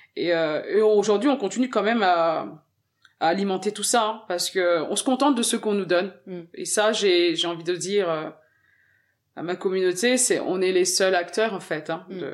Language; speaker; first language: French; early bilingual, other home language; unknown